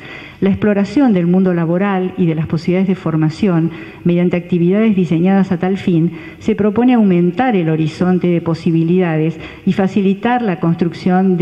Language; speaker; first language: Spanish; native; Spanish